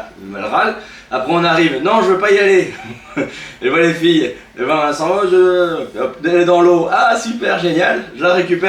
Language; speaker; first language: French; native; French